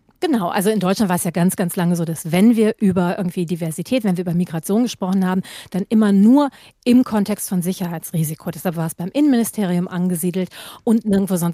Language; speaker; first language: German; native; German